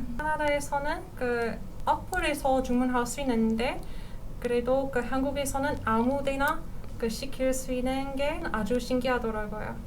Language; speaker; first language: Korean; non-native, fluent; English